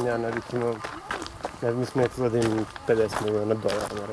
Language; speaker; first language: Croatian; native; Croatian